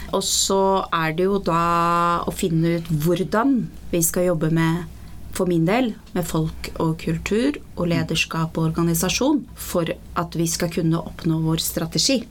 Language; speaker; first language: Norwegian; early bilingual, other home language; Persian